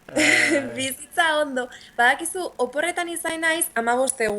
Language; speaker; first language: Basque; native; Basque